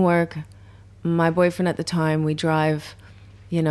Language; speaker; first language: English; native; English